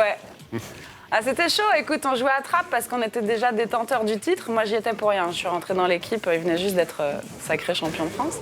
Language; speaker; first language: French; native; French